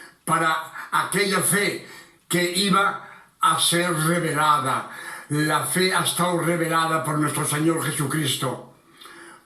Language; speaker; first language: Spanish; non-native, fluent; French